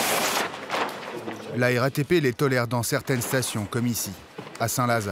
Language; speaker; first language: French; native; French